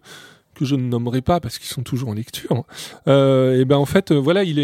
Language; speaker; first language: French; native; French